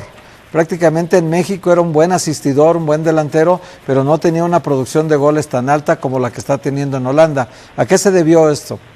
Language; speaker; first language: Spanish; native; Spanish